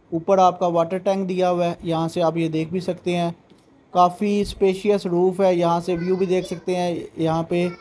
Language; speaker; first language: Urdu; non-native, local second language; Punjabi